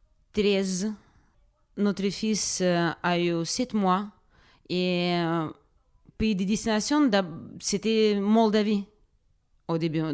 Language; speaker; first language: French; non-native, fluent; Russian